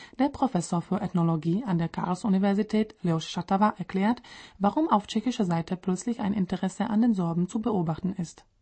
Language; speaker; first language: German; non-native, fluent; Czech